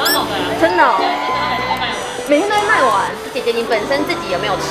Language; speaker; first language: Chinese; native; Chinese